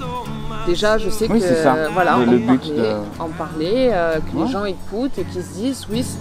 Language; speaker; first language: French; native; French